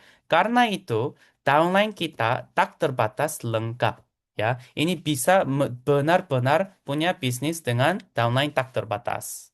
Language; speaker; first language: Indonesian; non-native, fluent; Korean